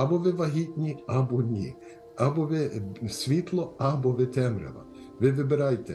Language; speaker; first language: Ukrainian; early bilingual, heritage; Ukrainian